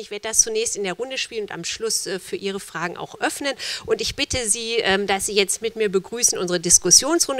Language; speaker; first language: German; native; German